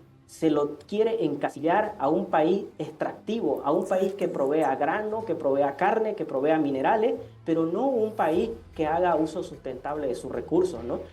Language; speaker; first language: Spanish; native; Spanish